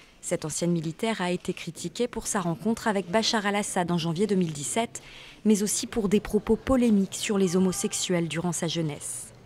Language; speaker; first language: French; native; French